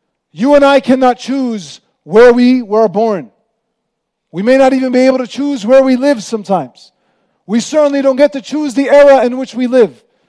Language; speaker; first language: English; native; English